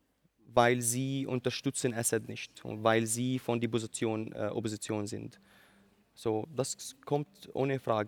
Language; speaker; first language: German; non-native, learner; Arabic